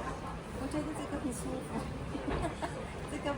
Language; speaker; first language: Chinese; non-native, fluent; Filipino